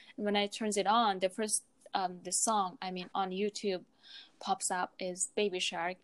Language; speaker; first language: English; non-native, fluent; Mongolian